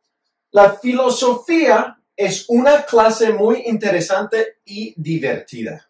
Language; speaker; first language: Spanish; non-native, fluent; English